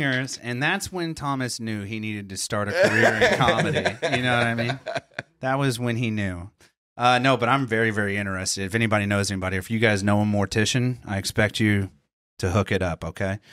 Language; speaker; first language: English; native; English